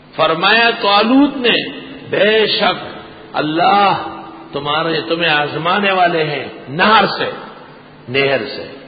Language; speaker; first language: Urdu; non-native, local second language; Pashto